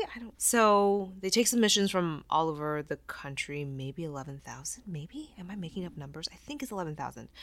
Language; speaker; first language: English; non-native, fluent; Chinese